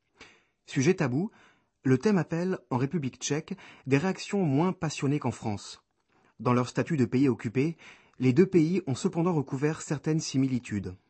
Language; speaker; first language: French; native; French